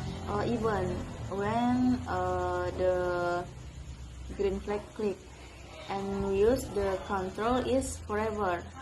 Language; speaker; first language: English; non-native, learner; Indonesian